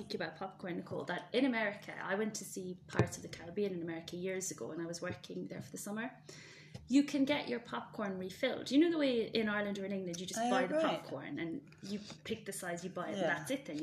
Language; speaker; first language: English; native; English